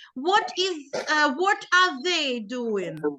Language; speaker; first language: English; non-native, learner; Ukrainian